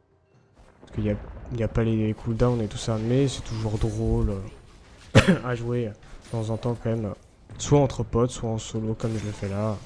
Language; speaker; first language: French; native; French